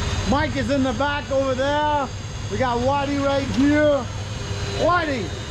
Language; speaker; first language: English; non-native, local second language; French